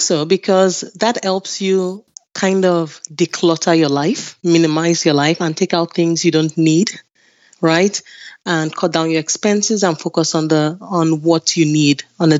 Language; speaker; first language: English; non-native, local second language; Yoruba